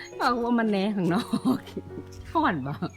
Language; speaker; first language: Thai; native; Thai